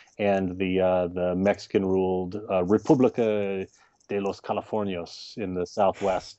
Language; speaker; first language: English; native; English